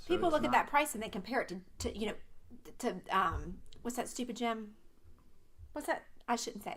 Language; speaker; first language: English; native; English